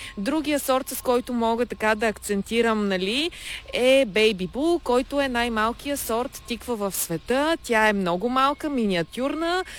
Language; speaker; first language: Bulgarian; native; Bulgarian